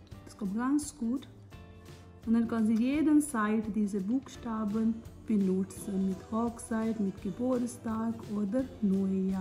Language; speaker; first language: German; non-native, learner; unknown